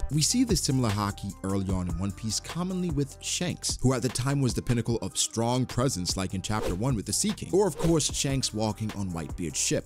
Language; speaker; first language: English; native; English